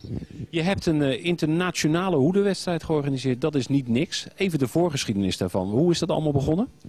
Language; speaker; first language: Dutch; native; Dutch